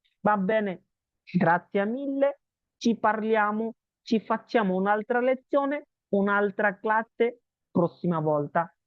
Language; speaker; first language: Italian; non-native, learner; Bangla